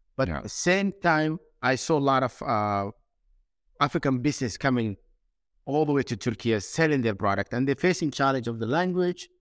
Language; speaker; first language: English; non-native, fluent; Somali